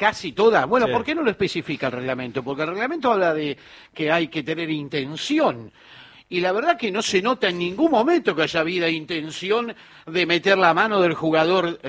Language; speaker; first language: Spanish; native; Spanish